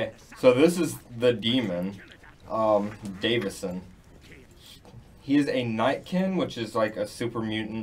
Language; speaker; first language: English; native; English